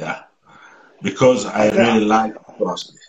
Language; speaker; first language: English; non-native, learner; Italian